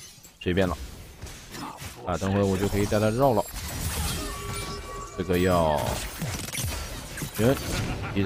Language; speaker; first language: Chinese; native; Chinese